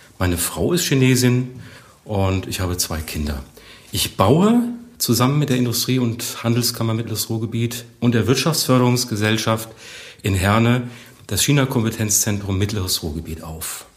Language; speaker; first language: German; native; German